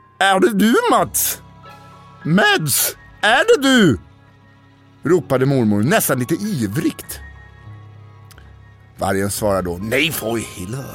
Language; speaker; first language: Swedish; native; Swedish